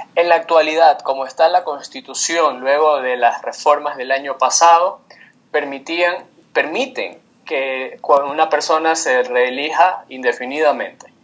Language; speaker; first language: Spanish; native; Spanish